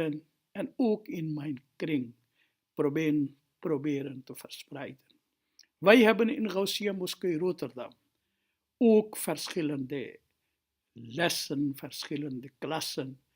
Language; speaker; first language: Dutch; non-native, fluent; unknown